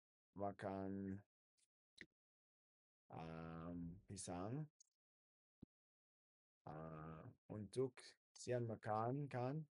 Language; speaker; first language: Indonesian; non-native, learner; English